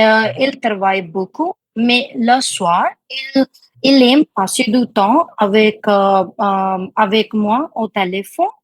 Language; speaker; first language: French; non-native, learner; Hindi